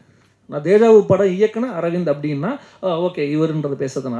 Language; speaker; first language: Tamil; native; Tamil